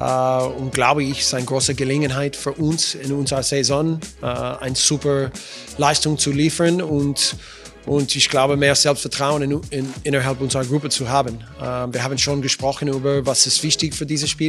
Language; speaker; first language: German; non-native, learner; English